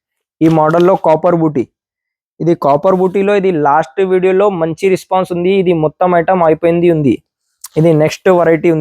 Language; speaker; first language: Telugu; non-native, local second language; Urdu